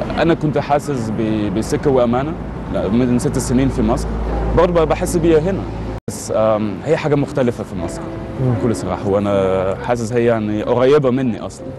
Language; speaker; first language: Arabic; early bilingual, heritage; Arabic